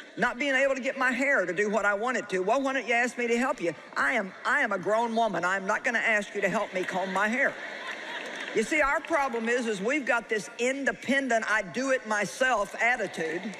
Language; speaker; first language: English; native; English